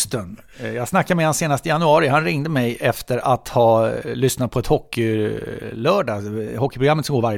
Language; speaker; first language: Swedish; native; Swedish